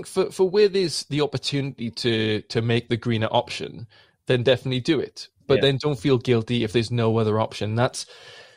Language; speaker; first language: English; native; English